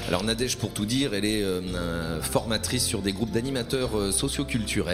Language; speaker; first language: French; native; French